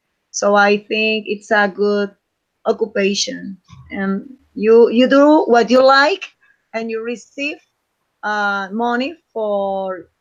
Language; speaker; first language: English; non-native, learner; Spanish